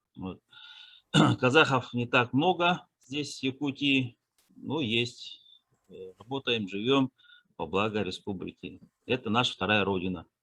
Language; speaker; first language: Russian; native; Russian